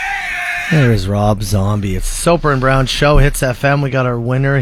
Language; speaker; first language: English; native; English